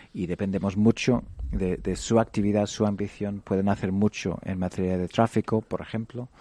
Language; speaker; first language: Spanish; non-native, fluent; English